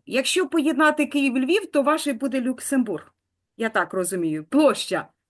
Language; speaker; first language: Ukrainian; native; Ukrainian